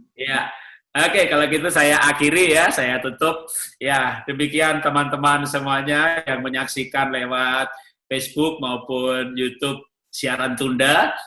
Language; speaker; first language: Indonesian; native; Indonesian